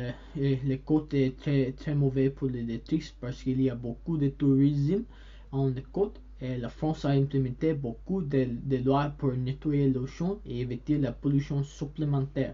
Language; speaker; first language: French; non-native, learner; English